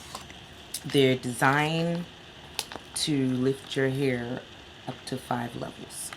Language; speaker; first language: English; native; English